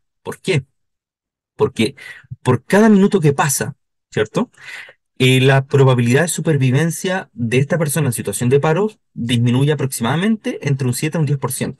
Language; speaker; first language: Spanish; native; Spanish